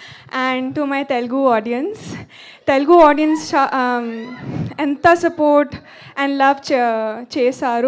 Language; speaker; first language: Telugu; non-native, local second language; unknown